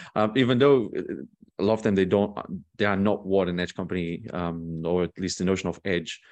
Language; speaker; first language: English; non-native, fluent; Portuguese